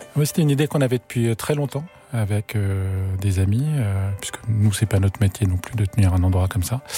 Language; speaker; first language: French; native; French